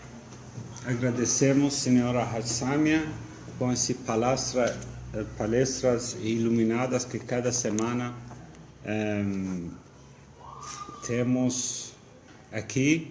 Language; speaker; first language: Portuguese; non-native, fluent; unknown